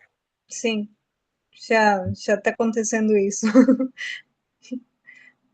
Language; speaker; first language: Portuguese; non-native, fluent; Spanish